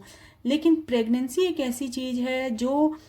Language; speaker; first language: Hindi; native; Hindi